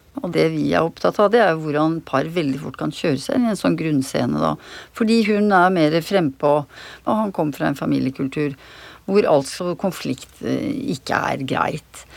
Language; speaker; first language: Norwegian; native; Norwegian